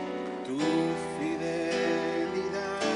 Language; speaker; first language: Spanish; native; Spanish